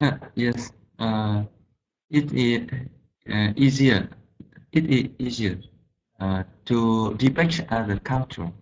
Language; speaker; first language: English; non-native, learner; Vietnamese